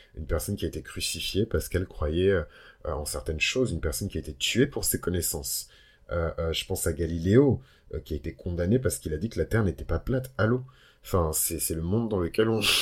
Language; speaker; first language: French; early bilingual, other home language; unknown